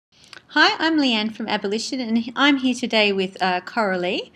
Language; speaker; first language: English; native; English